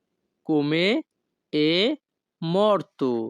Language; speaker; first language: Italian; non-native, fluent; Bangla